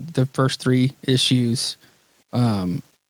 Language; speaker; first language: English; native; English